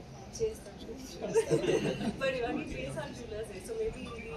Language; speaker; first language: Telugu; non-native, learner; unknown